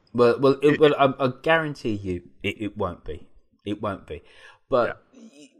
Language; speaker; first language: English; native; English